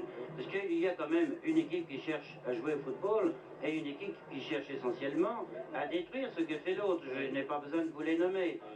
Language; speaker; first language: French; native; French